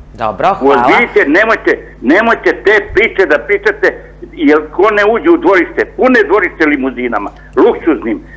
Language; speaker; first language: Serbian; native; Serbian